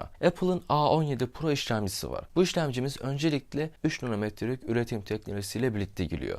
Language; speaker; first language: Turkish; native; Turkish